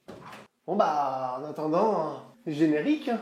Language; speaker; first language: French; native; French